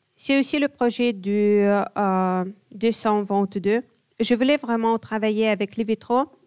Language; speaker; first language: French; non-native, fluent; Ukrainian